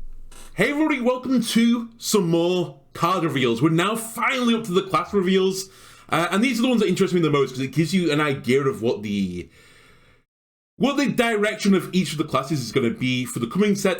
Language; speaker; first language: English; native; English